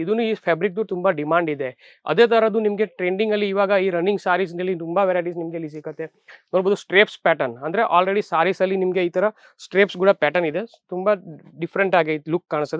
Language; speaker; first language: Kannada; non-native, local second language; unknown